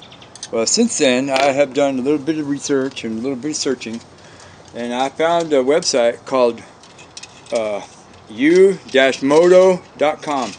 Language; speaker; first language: English; native; English